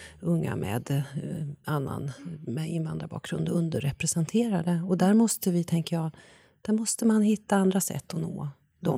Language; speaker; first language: Swedish; native; Swedish